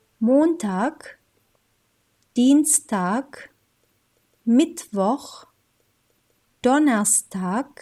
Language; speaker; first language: German; non-native, fluent; Turkish